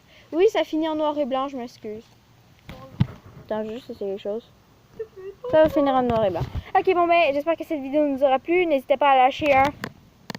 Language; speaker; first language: French; native; French